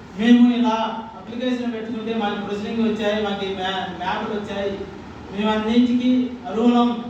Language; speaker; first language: Telugu; native; Telugu